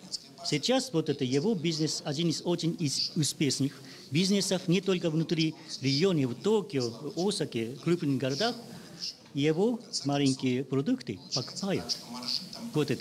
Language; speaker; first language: Russian; non-native, learner; Japanese